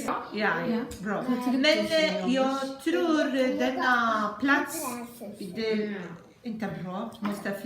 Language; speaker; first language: Swedish; non-native, learner; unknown